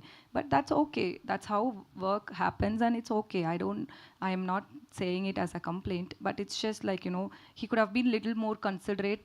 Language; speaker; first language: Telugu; non-native, learner; Tamil